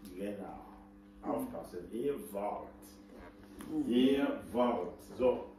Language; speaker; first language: German; non-native, learner; French